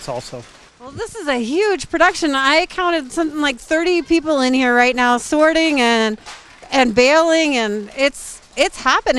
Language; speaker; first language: English; native; English